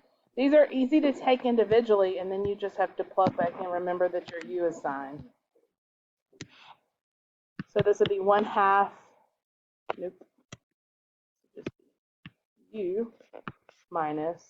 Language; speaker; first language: English; native; English